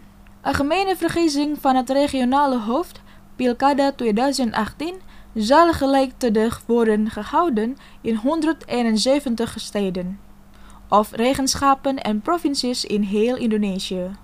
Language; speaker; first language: Dutch; non-native, fluent; Indonesian